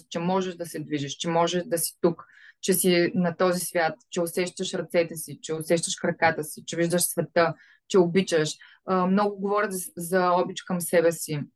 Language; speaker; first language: Bulgarian; native; Bulgarian